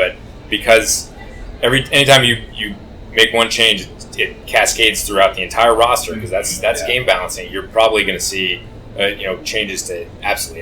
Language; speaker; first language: English; native; English